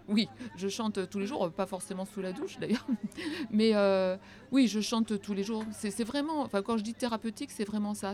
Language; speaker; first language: French; native; French